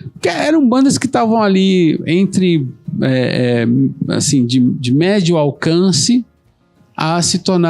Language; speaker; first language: Portuguese; native; Portuguese